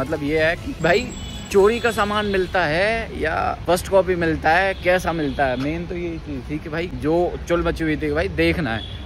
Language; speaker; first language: Hindi; native; Hindi